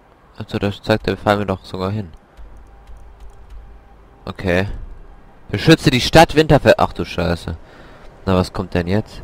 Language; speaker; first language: German; native; German